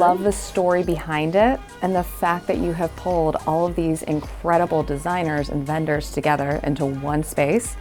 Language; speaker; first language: English; native; English